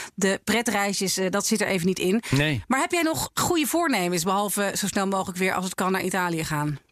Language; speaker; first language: Dutch; native; Dutch